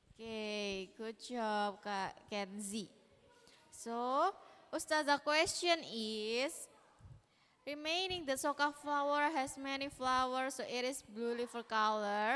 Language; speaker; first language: English; non-native, learner; Indonesian